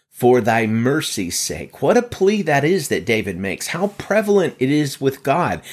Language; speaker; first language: English; native; English